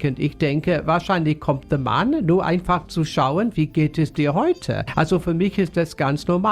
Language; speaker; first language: German; non-native, fluent; English